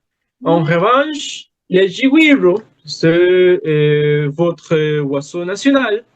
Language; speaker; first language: French; non-native, learner; Spanish